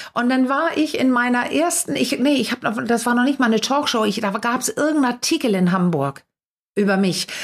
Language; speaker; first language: German; non-native, fluent; Danish